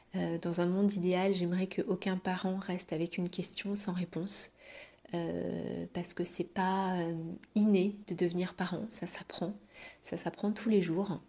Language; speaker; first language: French; native; French